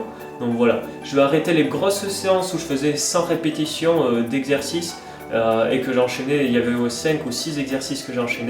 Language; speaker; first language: French; native; French